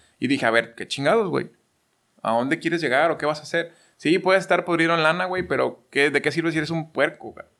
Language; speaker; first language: Spanish; native; Spanish